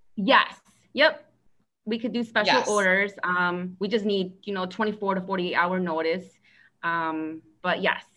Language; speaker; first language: English; native; English